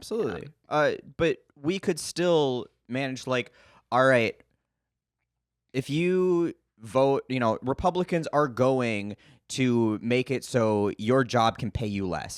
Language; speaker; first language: English; native; English